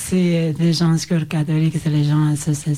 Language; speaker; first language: French; non-native, learner; Oromo